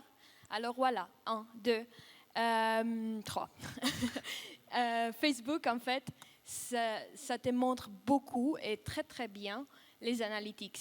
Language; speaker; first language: French; non-native, fluent; Russian